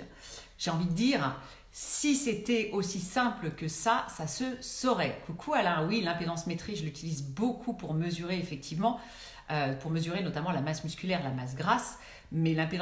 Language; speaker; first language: French; native; French